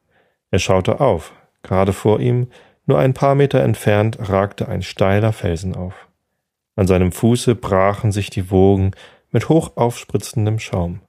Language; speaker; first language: German; native; German